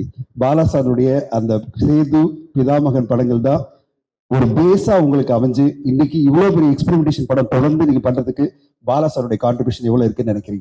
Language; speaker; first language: Tamil; native; Tamil